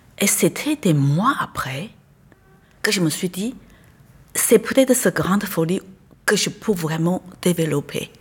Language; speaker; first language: French; non-native, fluent; Chinese